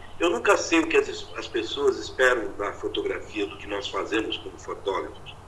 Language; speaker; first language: Portuguese; native; Portuguese